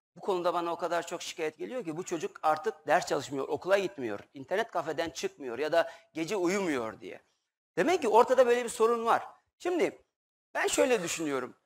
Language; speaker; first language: Turkish; native; Turkish